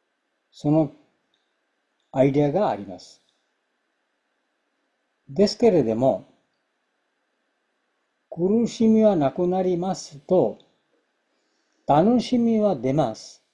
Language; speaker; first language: Japanese; non-native, fluent; Bangla